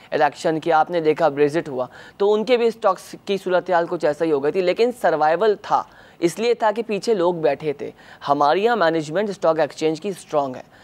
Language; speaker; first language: Urdu; native; Urdu